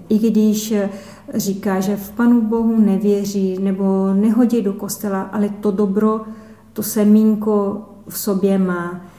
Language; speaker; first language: Czech; non-native, fluent; Portuguese